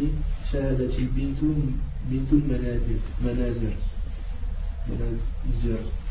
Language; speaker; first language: Arabic; non-native, learner; French